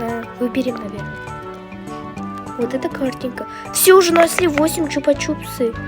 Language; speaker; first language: Russian; non-native, local second language; Kazakh